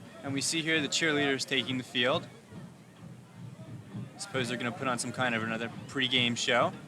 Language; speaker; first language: English; native; English